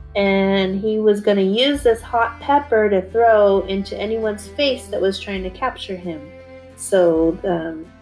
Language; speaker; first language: English; early bilingual, other home language; Korean